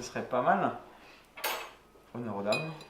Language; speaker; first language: French; native; French